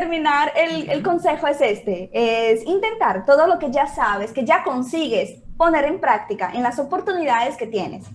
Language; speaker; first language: Spanish; non-native, fluent; Portuguese